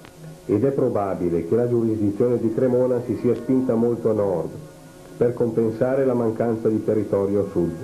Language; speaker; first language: Italian; native; Italian